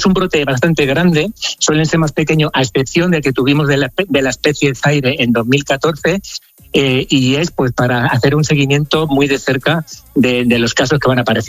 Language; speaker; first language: Spanish; native; Spanish